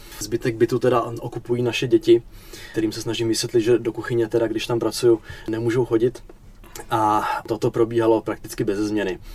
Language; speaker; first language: Czech; native; Czech